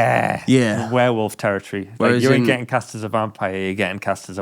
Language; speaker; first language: English; native; English